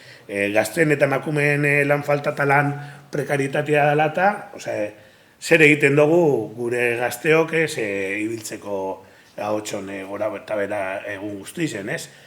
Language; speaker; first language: Basque; native; Basque